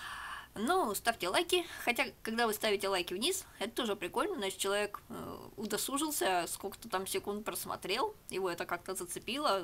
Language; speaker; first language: Russian; native; Russian